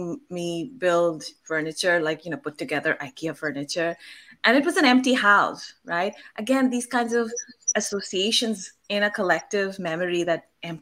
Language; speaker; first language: English; non-native, local second language; Bangla